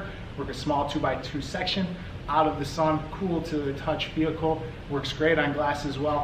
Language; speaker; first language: English; native; English